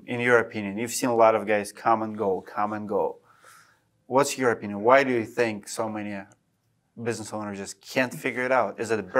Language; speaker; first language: English; non-native, fluent; Russian